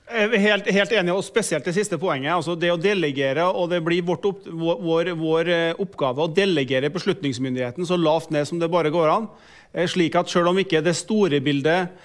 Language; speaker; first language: Norwegian; native; Norwegian